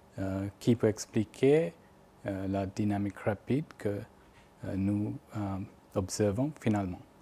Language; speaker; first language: French; non-native, fluent; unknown